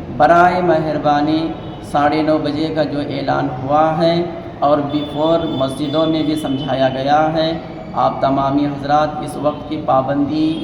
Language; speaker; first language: Urdu; native; Urdu